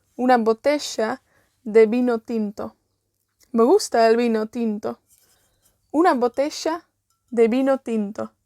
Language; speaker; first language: Spanish; non-native, fluent; Welsh